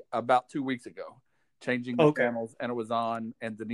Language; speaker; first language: English; native; English